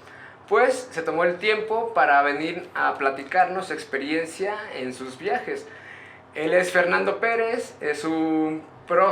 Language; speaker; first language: Spanish; native; Spanish